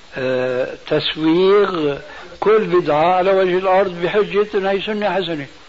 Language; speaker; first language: Arabic; early bilingual, other home language; Albanian